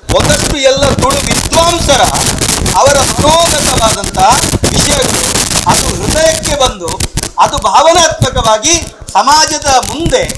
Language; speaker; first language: Kannada; non-native, local second language; Tulu